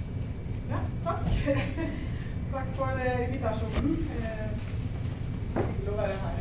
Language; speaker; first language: Norwegian; non-native, fluent; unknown